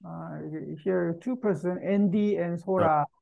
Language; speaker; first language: English; non-native, learner; Korean